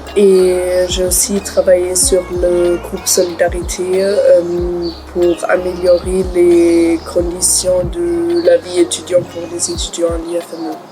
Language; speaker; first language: French; non-native, learner; German